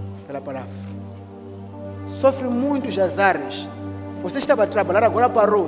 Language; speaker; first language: Portuguese; non-native, local second language; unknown